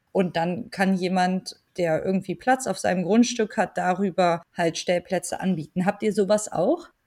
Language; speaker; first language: German; native; German